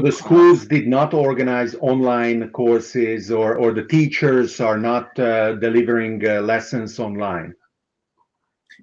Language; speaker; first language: English; non-native, fluent; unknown